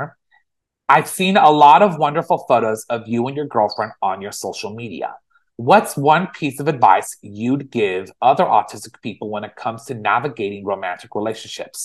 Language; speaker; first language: English; native; English